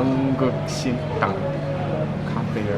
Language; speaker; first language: Korean; non-native, learner; Nyanja